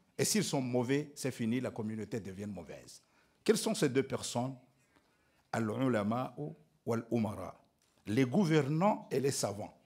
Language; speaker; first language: French; non-native, local second language; Ngazidja Comorian